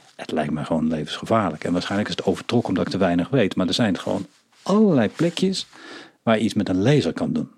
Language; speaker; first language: Dutch; native; Dutch